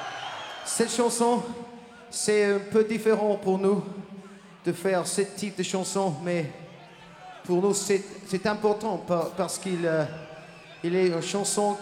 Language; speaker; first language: French; non-native, learner; English